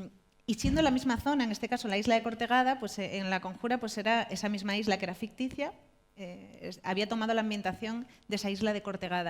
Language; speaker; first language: Spanish; native; Spanish